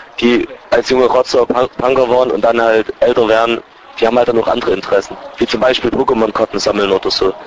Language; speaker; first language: German; native; German